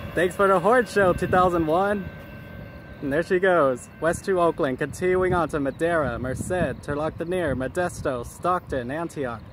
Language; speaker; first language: English; native; English